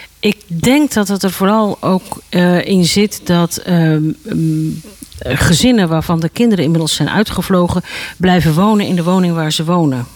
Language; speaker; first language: Dutch; native; Dutch